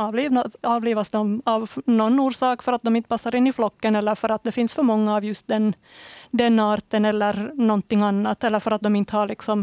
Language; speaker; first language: Swedish; native; Swedish